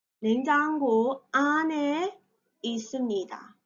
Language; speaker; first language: Korean; non-native, fluent; Burmese